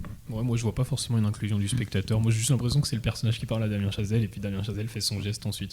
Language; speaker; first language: French; native; French